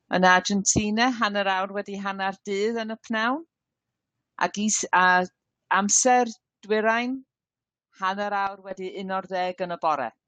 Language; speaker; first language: Welsh; non-native, learner; English